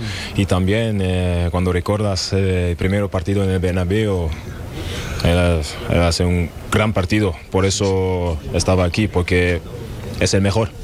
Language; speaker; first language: Spanish; non-native, learner; German